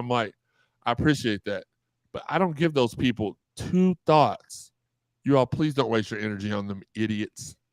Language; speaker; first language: English; native; English